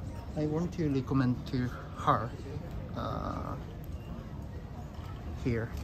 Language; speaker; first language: English; non-native, learner; Japanese